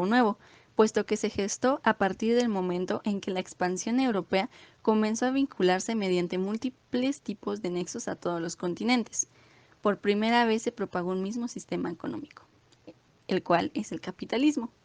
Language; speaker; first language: Spanish; native; Spanish